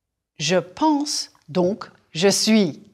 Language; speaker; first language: French; non-native, fluent; English